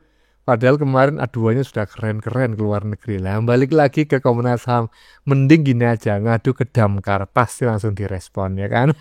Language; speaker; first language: Indonesian; native; Indonesian